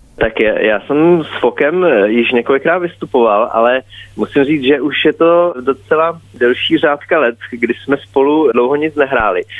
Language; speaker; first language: Czech; native; Czech